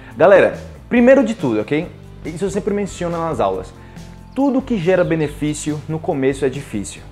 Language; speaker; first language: Portuguese; native; Portuguese